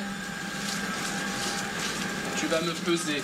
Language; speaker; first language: French; native; French